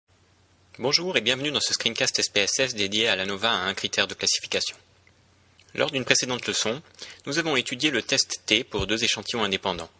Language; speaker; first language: French; native; French